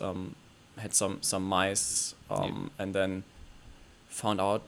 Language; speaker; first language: English; non-native, fluent; German